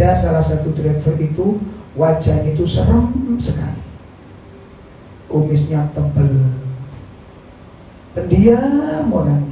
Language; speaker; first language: Indonesian; non-native, local second language; Javanese